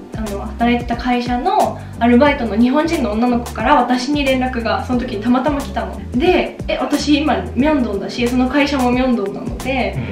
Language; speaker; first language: Japanese; native; Japanese